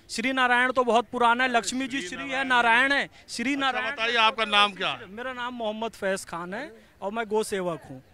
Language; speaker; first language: Hindi; native; Hindi